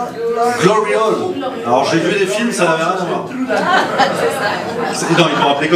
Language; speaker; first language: French; native; French